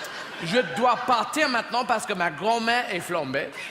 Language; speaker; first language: French; non-native, fluent; English